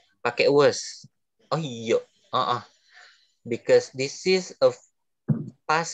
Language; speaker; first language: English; non-native, fluent; Indonesian